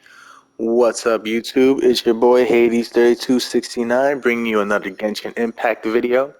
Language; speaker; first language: English; native; English